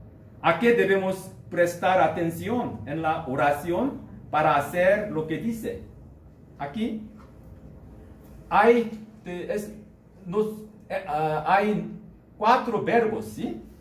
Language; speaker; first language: Spanish; non-native, learner; Korean